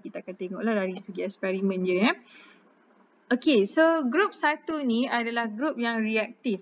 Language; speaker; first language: Malay; native; Malay